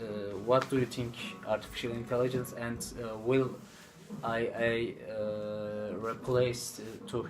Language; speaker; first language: English; non-native, learner; Turkish